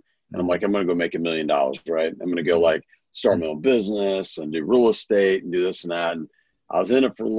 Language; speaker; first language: English; native; English